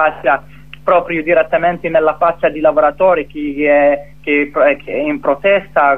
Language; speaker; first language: Italian; non-native, fluent; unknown